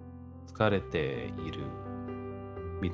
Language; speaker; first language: Japanese; non-native, learner; English